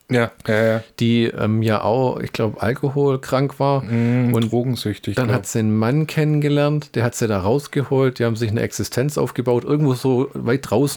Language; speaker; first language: German; native; German